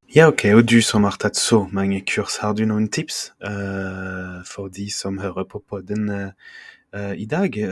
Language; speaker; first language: Norwegian; non-native, fluent; French